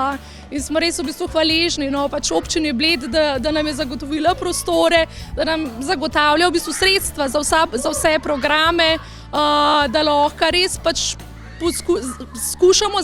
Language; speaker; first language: Slovenian; native; Slovenian